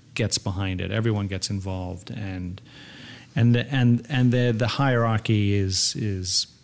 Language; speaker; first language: English; native; English